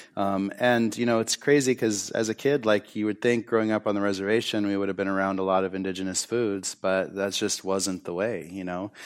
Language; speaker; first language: English; native; English